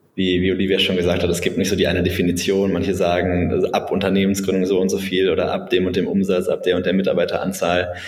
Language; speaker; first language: German; native; German